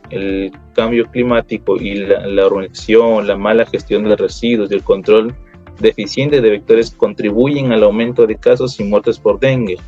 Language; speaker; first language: Spanish; native; Spanish